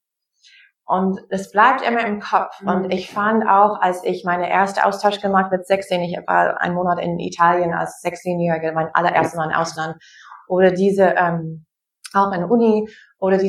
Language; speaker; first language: German; non-native, fluent; English